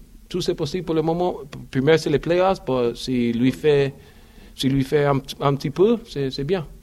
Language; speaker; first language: French; non-native, learner; English